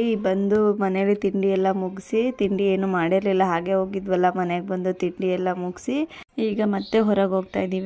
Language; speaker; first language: Kannada; native; Kannada